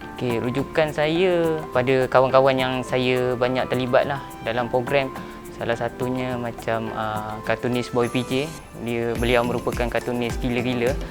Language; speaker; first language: Malay; native; Malay